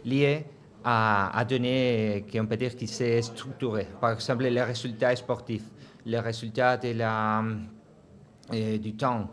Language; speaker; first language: French; non-native, fluent; Spanish